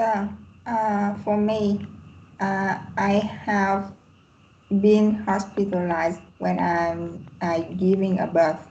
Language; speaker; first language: English; non-native, learner; Vietnamese